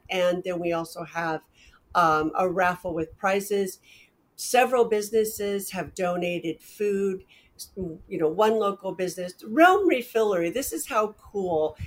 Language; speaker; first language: English; native; English